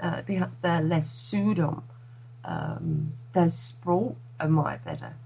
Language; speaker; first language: Danish; non-native, fluent; English